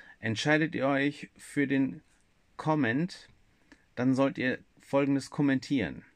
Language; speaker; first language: German; native; German